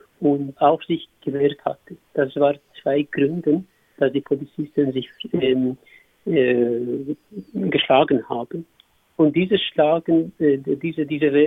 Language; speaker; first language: German; non-native, learner; Kurdish